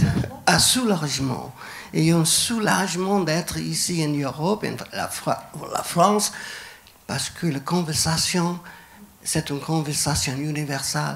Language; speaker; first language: French; non-native, fluent; English